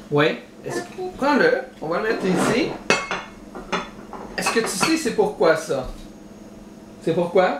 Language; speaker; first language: French; native; French